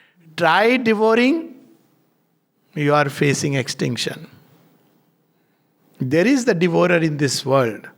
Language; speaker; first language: English; non-native, local second language; Hindi